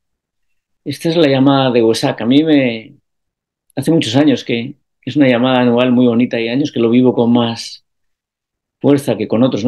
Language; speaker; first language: Spanish; native; Spanish